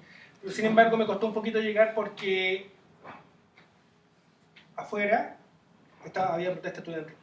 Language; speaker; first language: Spanish; native; Spanish